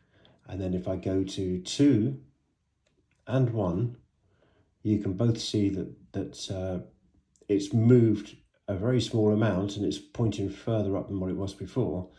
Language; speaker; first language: English; native; English